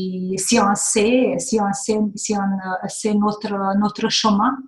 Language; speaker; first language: French; non-native, fluent; Hungarian